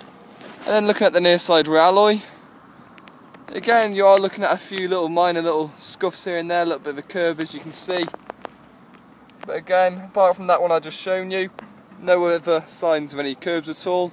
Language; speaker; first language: English; native; English